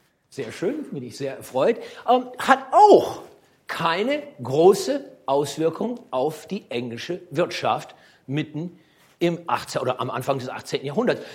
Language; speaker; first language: German; native; German